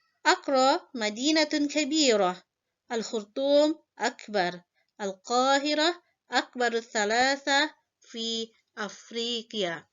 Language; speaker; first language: Arabic; non-native, fluent; Indonesian